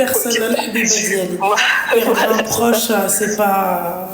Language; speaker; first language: French; native; French